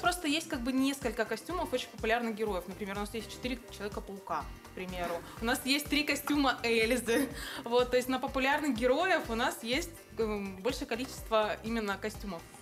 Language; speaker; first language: Russian; native; Russian